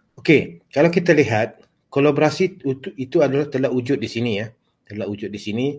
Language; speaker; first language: Malay; native; Malay